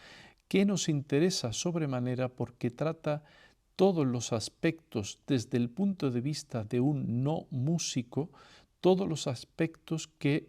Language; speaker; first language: Spanish; native; Spanish